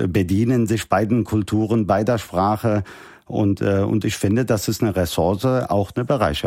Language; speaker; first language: German; early bilingual, other home language; Turkish